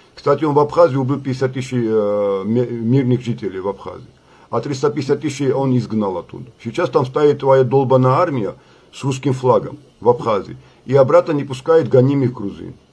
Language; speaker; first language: Russian; non-native, local second language; Georgian